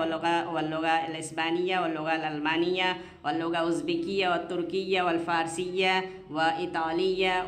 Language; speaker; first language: Arabic; non-native, fluent; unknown